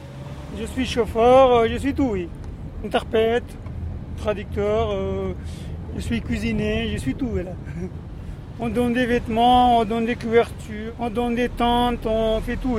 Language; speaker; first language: French; non-native, learner; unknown